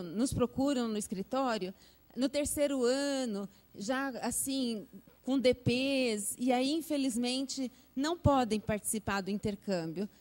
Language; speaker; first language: Portuguese; native; Portuguese